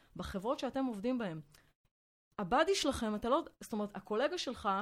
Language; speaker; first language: Hebrew; non-native, fluent; French